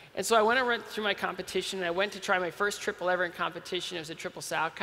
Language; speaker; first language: English; native; English